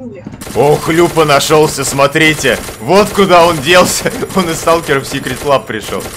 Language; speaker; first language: Russian; native; Russian